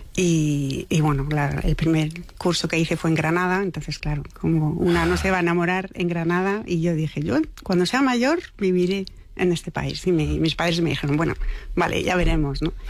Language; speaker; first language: Spanish; non-native, fluent; French